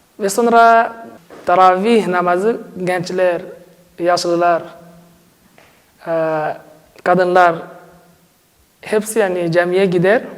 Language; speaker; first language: Turkish; non-native, learner; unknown